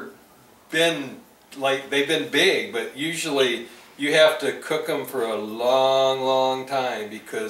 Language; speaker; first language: English; native; English